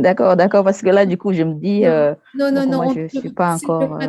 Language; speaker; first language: French; non-native, local second language; Fula